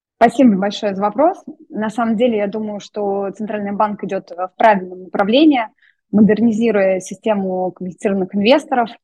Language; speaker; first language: Russian; native; Russian